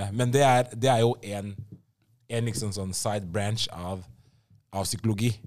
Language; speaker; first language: Norwegian; early bilingual, other home language; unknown